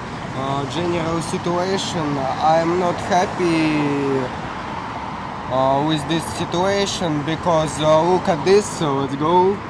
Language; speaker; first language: English; non-native, learner; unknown